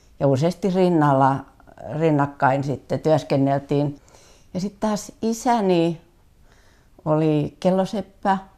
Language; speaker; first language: Finnish; native; Finnish